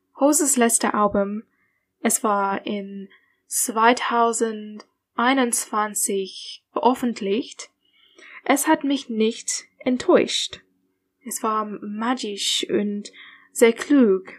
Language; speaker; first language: German; non-native, learner; English